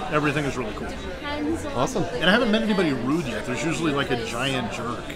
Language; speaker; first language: English; native; English